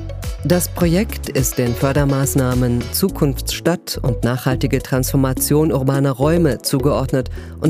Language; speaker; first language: German; native; German